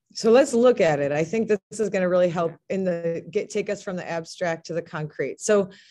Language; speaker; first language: English; native; English